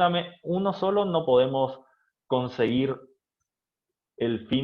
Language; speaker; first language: Spanish; native; Spanish